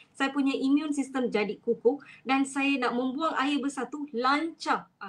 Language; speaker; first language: Malay; non-native, local second language; Tamil